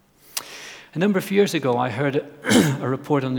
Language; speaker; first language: English; native; English